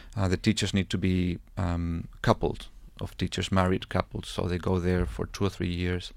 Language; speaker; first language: English; non-native, fluent; Spanish